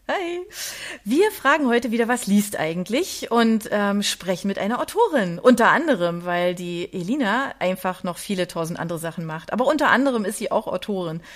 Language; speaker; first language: German; native; German